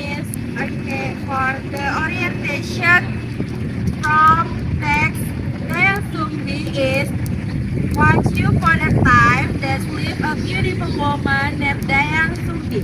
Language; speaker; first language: English; non-native, learner; Indonesian